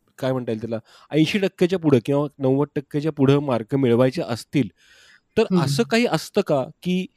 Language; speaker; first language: Marathi; native; Marathi